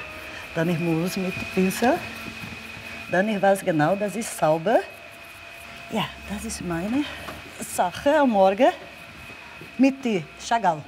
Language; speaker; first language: German; non-native, learner; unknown